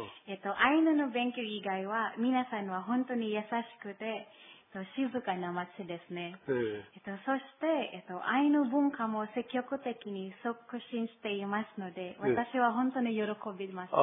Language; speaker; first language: Japanese; non-native, learner; Filipino